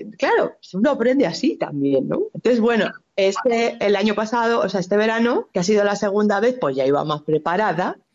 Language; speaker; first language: Spanish; native; Spanish